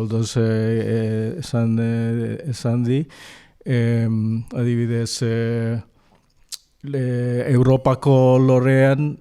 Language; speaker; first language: Basque; non-native, learner; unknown